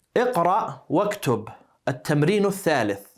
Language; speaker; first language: Arabic; non-native, fluent; English